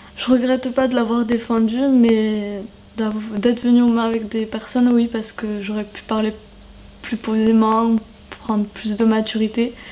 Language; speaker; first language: French; early bilingual, other home language; Spanish